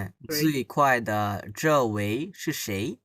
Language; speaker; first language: Chinese; non-native, fluent; Bangla